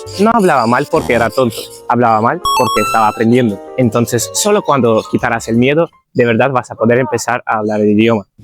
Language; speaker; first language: Spanish; non-native, fluent; Ukrainian